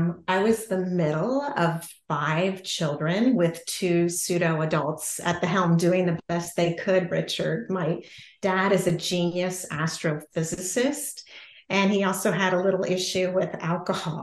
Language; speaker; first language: English; native; English